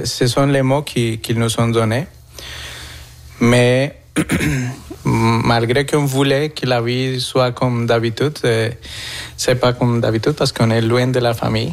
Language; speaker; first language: French; non-native, fluent; Spanish